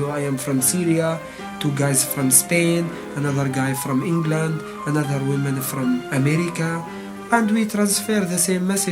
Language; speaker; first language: English; non-native, learner; Arabic